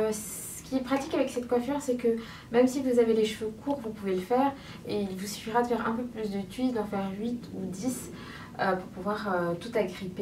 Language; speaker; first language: French; native; French